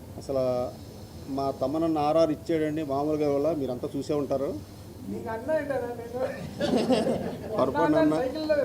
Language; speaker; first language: Telugu; native; Telugu